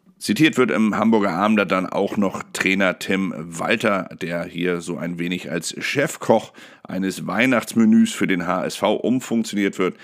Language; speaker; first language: German; native; German